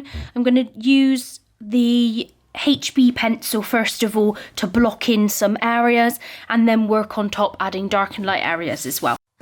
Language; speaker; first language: English; native; English